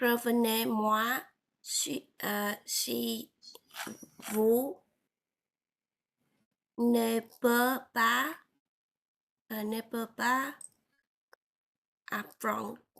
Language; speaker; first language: French; non-native, learner; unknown